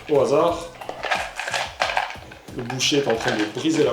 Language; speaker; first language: French; native; French